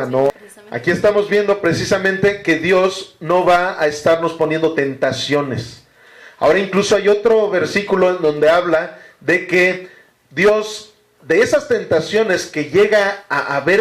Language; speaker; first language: Spanish; native; Spanish